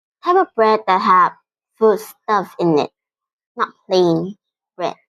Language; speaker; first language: English; non-native, fluent; Vietnamese